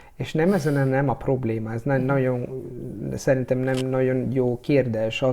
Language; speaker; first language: Hungarian; non-native, learner; Italian